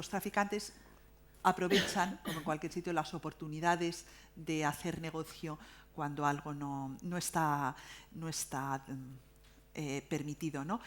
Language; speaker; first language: Spanish; native; Spanish